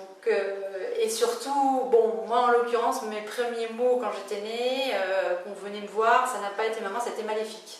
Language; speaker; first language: French; native; French